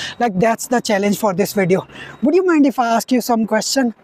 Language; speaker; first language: English; non-native, learner; Hindi